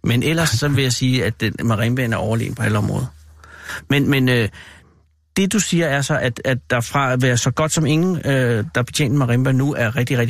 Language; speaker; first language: Danish; native; Danish